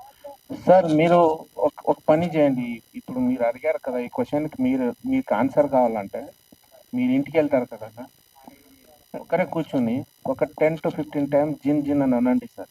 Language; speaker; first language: Telugu; non-native, local second language; Hindi